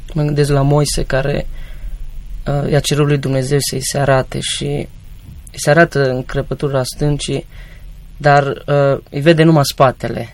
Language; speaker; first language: Romanian; native; Romanian